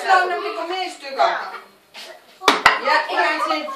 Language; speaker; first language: Danish; native; Danish